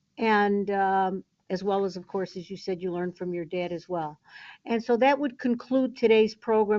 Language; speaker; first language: English; native; English